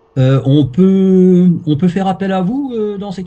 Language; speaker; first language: French; native; French